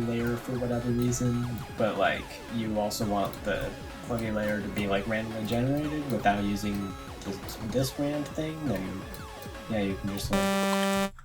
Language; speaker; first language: English; native; English